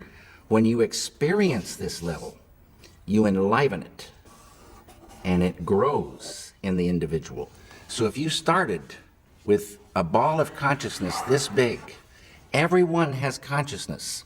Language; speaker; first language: English; native; English